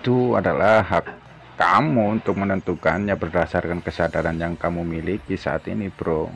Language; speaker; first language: Indonesian; native; Indonesian